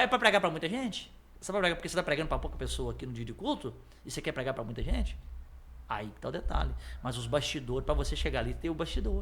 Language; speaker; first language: Portuguese; native; Portuguese